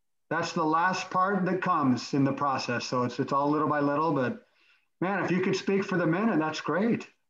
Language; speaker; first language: English; native; English